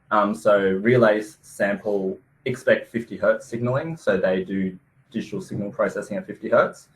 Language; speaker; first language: English; native; English